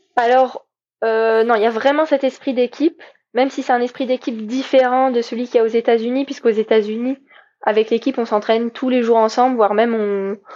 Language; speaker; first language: French; native; French